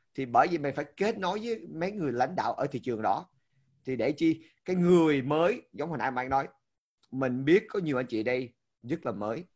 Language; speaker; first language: Vietnamese; early bilingual, heritage; Vietnamese